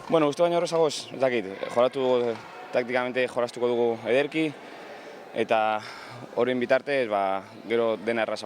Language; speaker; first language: Basque; non-native, local second language; Spanish